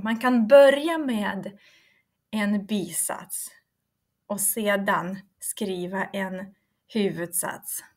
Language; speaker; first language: Swedish; non-native, fluent; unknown